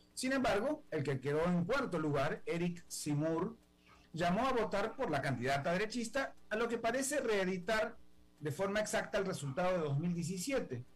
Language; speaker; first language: Spanish; native; Spanish